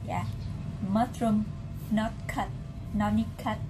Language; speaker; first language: English; non-native, learner; Vietnamese